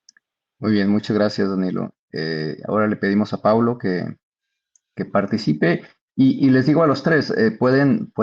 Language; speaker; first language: Spanish; native; Spanish